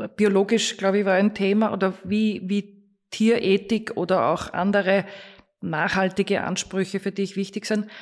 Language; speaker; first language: German; native; German